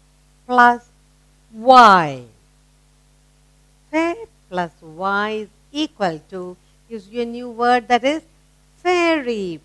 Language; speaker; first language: English; non-native, local second language; Tamil